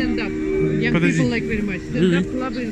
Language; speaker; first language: English; non-native, learner; Russian